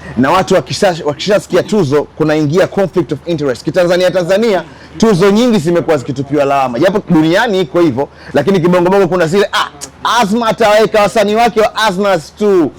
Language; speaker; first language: Swahili; native; Swahili